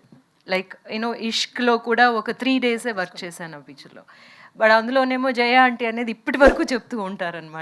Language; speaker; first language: Telugu; native; Telugu